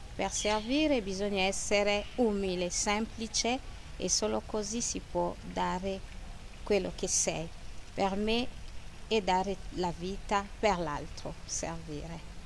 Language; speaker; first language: Italian; non-native, fluent; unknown